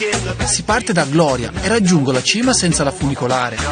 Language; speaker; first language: Italian; native; Italian